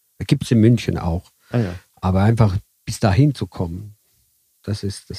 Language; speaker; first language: German; early bilingual, heritage; Italian